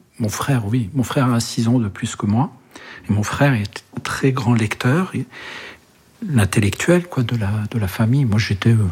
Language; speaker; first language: French; early bilingual, other home language; Arabic